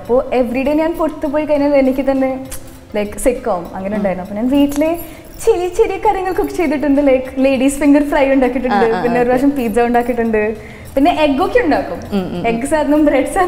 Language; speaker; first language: Malayalam; non-native, local second language; Hindi